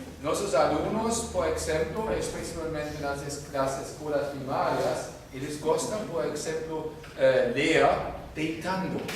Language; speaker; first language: Portuguese; non-native, fluent; German